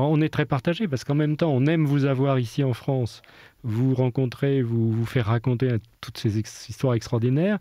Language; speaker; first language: French; native; French